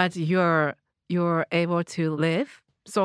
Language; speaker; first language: English; non-native, learner; Japanese